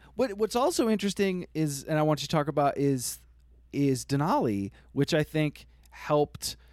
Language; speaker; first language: English; native; English